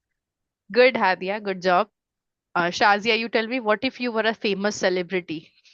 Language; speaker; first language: English; non-native, local second language; Hindi